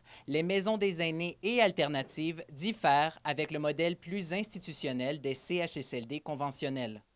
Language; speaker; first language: French; native; French